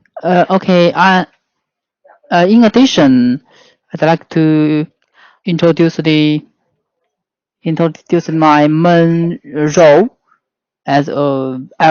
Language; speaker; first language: English; non-native, learner; Chinese